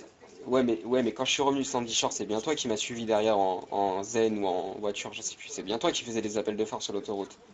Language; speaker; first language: French; native; French